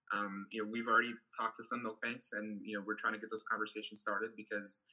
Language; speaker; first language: English; non-native, fluent; Portuguese